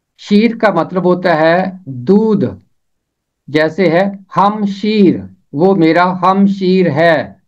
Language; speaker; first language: Urdu; native; Urdu